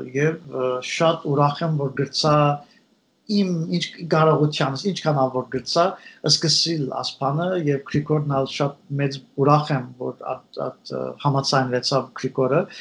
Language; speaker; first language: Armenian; early bilingual, heritage; Armenian